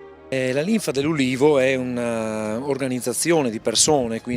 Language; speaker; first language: Italian; native; Italian